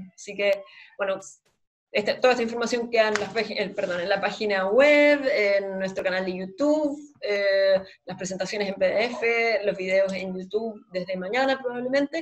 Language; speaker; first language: Spanish; native; Spanish